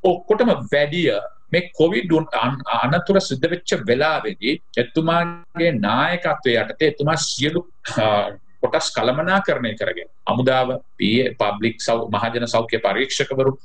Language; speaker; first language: Sinhala; non-native, local second language; Tamil